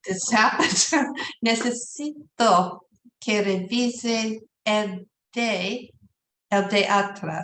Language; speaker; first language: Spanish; non-native, learner; English